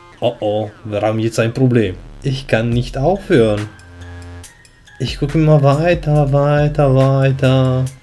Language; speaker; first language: German; non-native, fluent; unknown